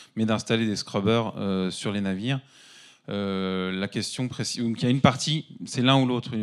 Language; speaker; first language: French; native; French